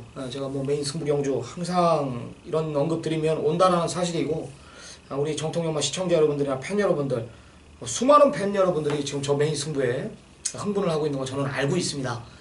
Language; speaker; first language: Korean; native; Korean